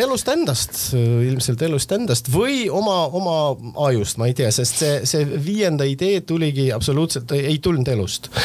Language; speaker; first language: Estonian; non-native, local second language; Russian